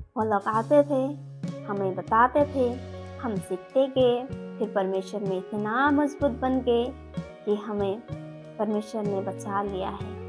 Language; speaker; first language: Hindi; non-native, local second language; Bangla